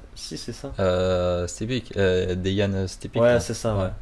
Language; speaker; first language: French; native; French